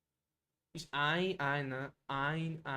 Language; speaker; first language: German; non-native, learner; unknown